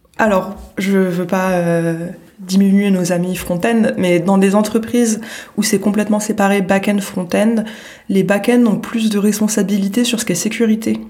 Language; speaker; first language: French; native; French